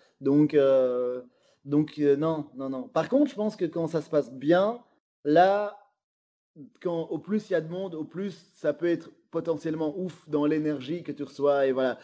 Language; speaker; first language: French; native; French